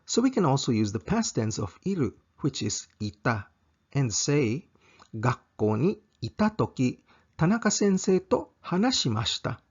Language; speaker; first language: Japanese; non-native, fluent; English